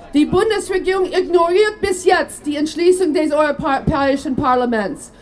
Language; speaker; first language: German; non-native, fluent; English